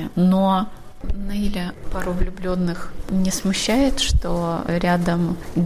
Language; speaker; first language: Russian; native; Russian